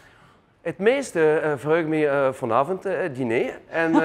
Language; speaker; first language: Dutch; non-native, fluent; German